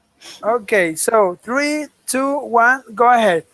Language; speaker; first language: English; non-native, fluent; Spanish